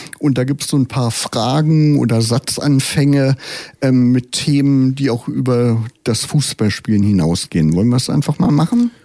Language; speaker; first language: German; native; German